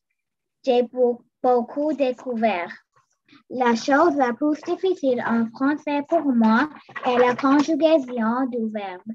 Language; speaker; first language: French; non-native, local second language; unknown